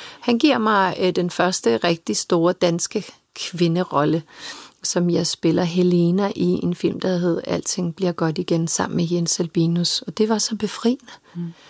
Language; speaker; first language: Danish; early bilingual, other home language; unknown